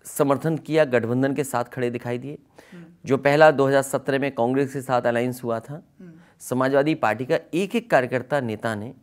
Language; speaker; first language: Hindi; native; Hindi